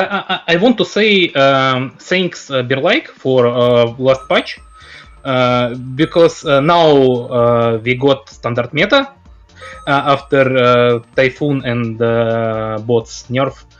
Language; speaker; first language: English; non-native, learner; Russian